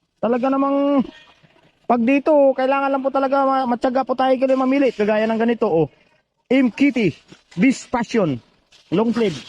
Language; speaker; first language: Filipino; native; Filipino